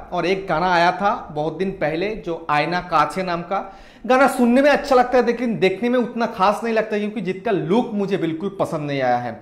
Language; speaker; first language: Hindi; non-native, local second language; Bangla